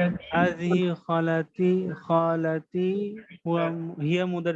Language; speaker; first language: Arabic; non-native, learner; Bangla